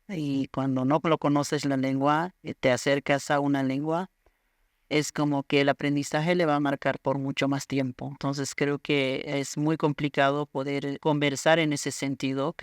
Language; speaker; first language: Spanish; non-native, local second language; Aymara